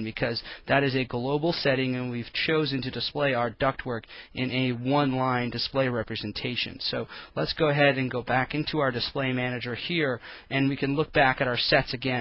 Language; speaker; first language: English; native; English